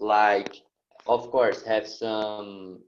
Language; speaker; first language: English; non-native, learner; Portuguese